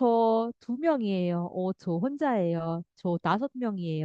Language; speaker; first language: Korean; non-native, fluent; Indonesian